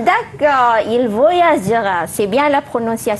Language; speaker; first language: French; non-native, fluent; Malay